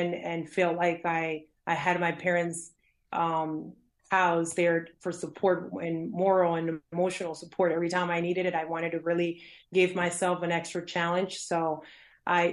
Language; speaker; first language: English; early bilingual, other home language; Spanish